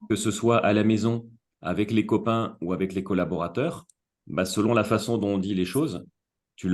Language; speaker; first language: French; native; French